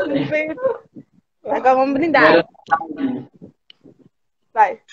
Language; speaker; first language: Portuguese; native; Portuguese